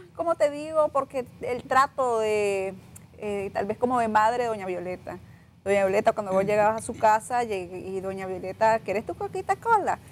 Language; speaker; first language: Spanish; native; Spanish